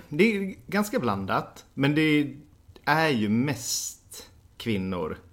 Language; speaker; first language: Swedish; native; Swedish